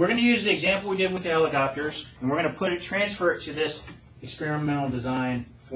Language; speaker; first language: English; native; English